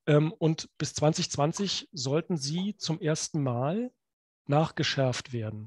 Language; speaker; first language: German; native; German